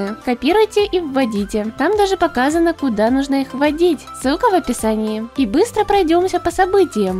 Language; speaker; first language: Russian; native; Russian